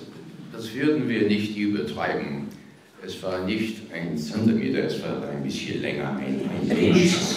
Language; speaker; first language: German; non-native, learner; English